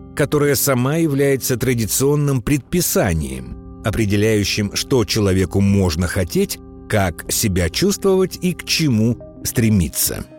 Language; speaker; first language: Russian; native; Russian